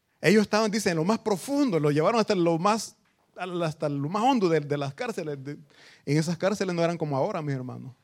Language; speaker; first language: Spanish; native; Spanish